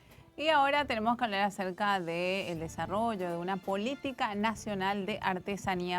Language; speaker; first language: Spanish; native; Spanish